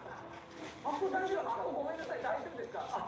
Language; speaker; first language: Japanese; native; Japanese